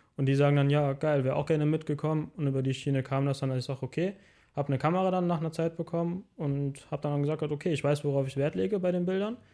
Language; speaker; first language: German; native; German